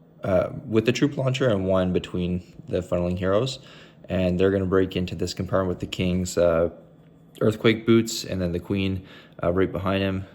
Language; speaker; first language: English; native; English